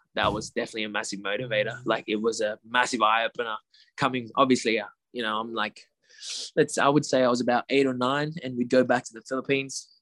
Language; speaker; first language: English; native; English